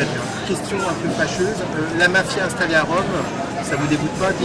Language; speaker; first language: French; native; French